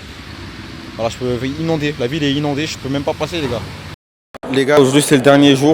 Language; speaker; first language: French; native; French